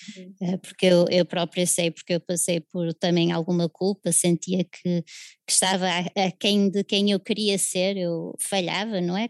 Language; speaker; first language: Portuguese; early bilingual, other home language; English